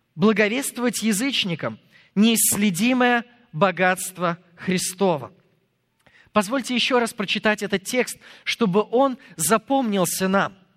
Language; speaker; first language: Russian; non-native, fluent; English